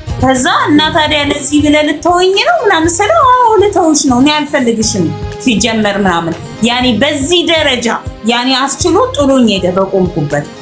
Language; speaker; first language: Amharic; native; Amharic